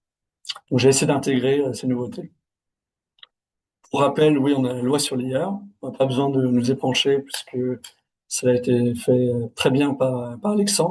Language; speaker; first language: French; native; French